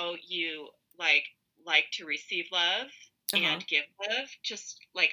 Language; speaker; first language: English; native; English